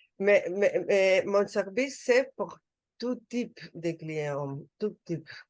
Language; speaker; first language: French; non-native, learner; Spanish